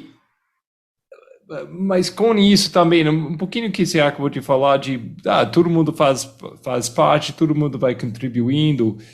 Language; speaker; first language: Portuguese; non-native, fluent; English